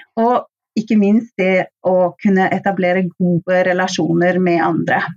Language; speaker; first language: Norwegian; native; Norwegian